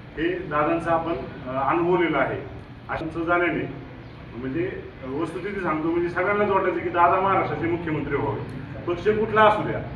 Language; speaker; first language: Marathi; native; Marathi